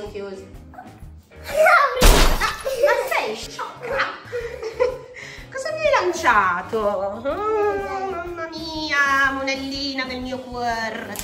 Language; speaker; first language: Italian; native; Italian